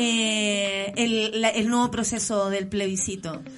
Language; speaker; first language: Spanish; native; Spanish